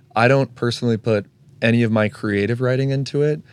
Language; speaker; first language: English; native; English